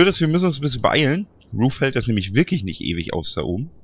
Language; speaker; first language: German; native; German